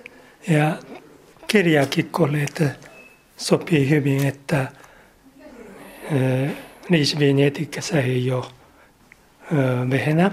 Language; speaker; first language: Finnish; non-native, learner; Japanese